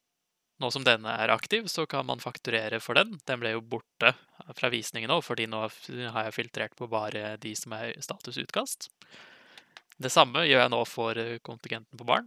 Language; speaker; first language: Norwegian; native; Norwegian